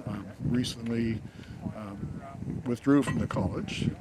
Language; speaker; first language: English; native; English